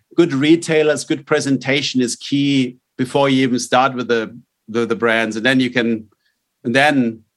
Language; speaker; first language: English; non-native, fluent; German